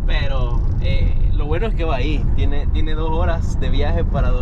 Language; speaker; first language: Spanish; native; Spanish